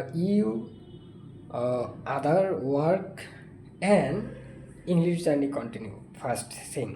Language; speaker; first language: English; non-native, learner; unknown